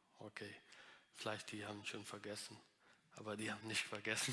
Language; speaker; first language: German; non-native, learner; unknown